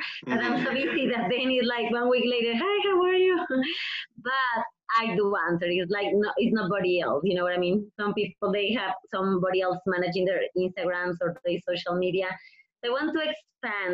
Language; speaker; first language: English; non-native, fluent; Spanish